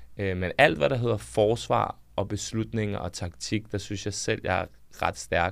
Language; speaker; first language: Danish; early bilingual, other home language; Serbian